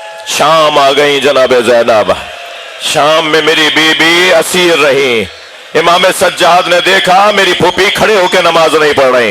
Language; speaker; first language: Urdu; native; Urdu